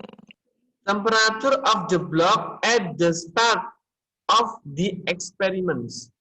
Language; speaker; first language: English; non-native, learner; Indonesian